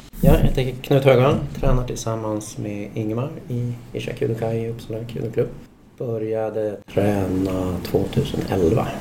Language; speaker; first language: Swedish; native; Swedish